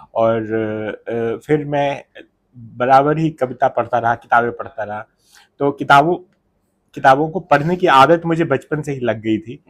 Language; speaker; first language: Hindi; native; Hindi